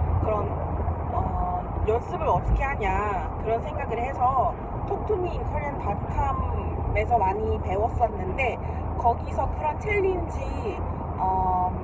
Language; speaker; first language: Korean; non-native, fluent; Malay